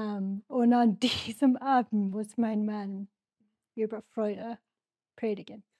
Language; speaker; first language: German; non-native, learner; English